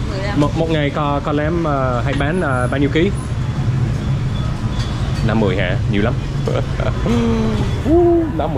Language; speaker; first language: Vietnamese; non-native, learner; English